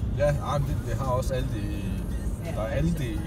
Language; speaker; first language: Danish; native; Danish